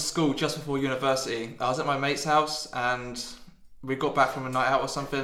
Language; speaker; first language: English; native; English